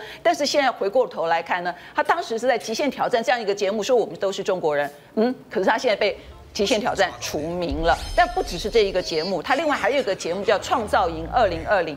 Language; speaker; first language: Chinese; native; Chinese